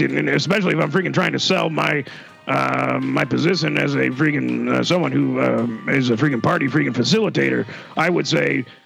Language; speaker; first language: English; native; English